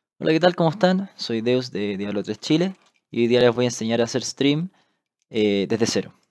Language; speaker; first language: Spanish; native; Spanish